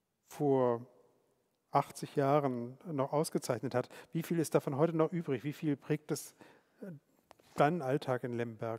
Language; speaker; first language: German; native; German